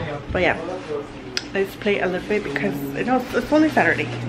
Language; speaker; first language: English; early bilingual, other home language; Spanish